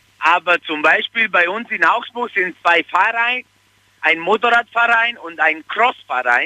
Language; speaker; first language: German; non-native, fluent; Italian